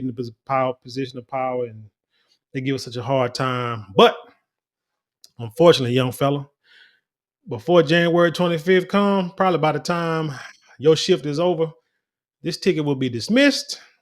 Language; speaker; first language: English; native; English